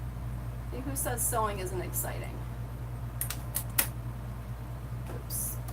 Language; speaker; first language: English; native; English